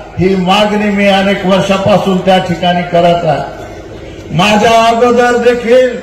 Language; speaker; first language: Marathi; non-native, local second language; Lambadi